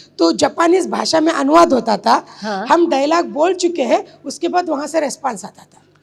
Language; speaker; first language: Hindi; non-native, local second language; Marathi